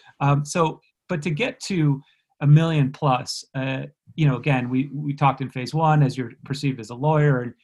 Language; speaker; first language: English; native; English